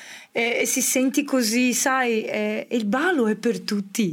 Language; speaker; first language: Italian; non-native, fluent; Portuguese